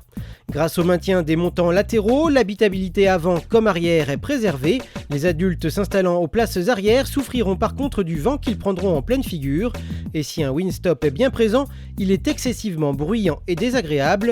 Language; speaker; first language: French; native; French